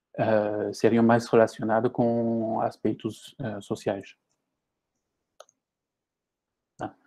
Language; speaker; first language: Portuguese; non-native, fluent; French